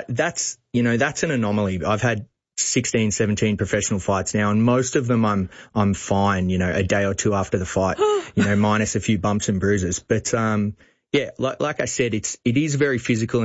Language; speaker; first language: English; native; English